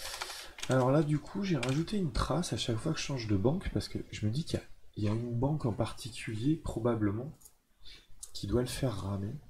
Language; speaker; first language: French; native; French